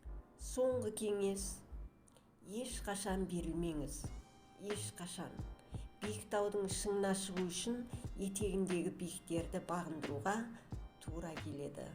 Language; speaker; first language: Kazakh; native; Kazakh